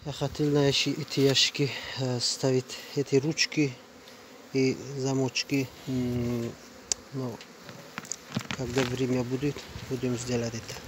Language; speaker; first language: Russian; non-native, learner; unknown